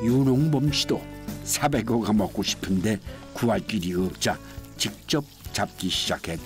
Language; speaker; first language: Korean; native; Korean